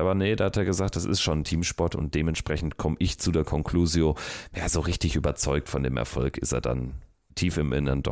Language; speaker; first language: German; native; German